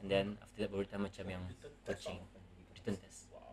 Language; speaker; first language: English; non-native, local second language; Malay